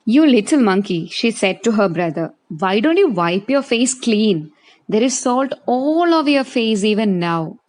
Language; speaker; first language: English; non-native, local second language; Malayalam